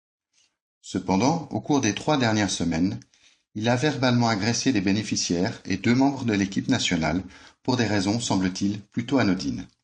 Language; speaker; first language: French; native; French